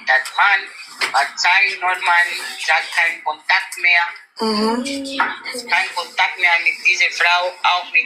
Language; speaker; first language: German; non-native, learner; Nigerian Pidgin